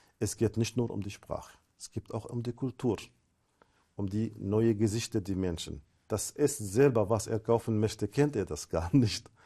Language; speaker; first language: German; non-native, fluent; Arabic